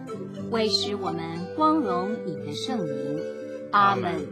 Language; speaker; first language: Chinese; native; Chinese